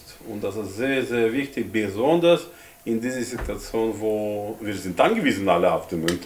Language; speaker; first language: German; non-native, fluent; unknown